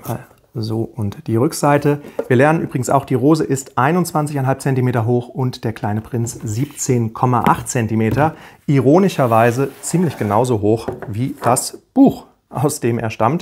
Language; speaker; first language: German; native; German